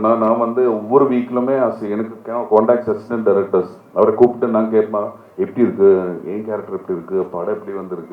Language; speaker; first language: Tamil; non-native, learner; Malayalam